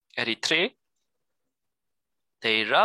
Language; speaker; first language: French; non-native, learner; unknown